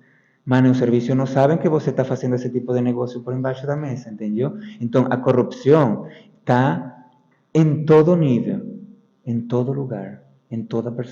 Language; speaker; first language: Portuguese; non-native, fluent; Spanish